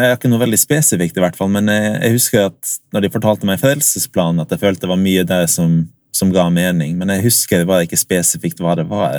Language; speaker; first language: Norwegian; early bilingual, other home language; English